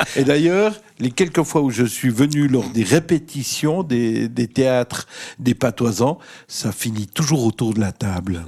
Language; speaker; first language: French; native; French